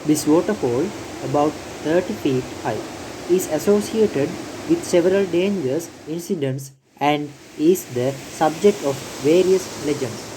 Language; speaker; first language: English; non-native, local second language; Sinhala